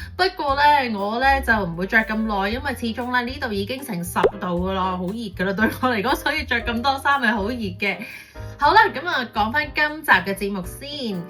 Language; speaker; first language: Cantonese; early bilingual, heritage; Cantonese